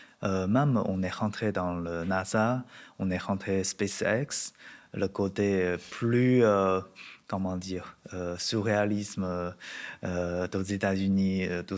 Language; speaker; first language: French; non-native, learner; Chinese